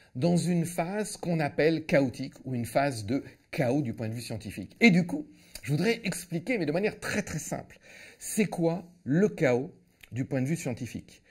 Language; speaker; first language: French; native; French